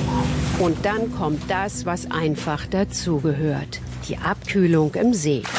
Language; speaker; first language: German; native; German